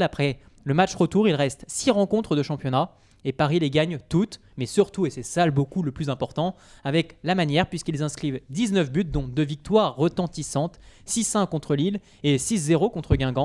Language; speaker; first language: French; native; French